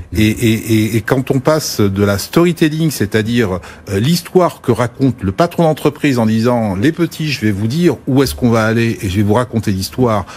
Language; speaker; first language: French; early bilingual, other home language; Arabic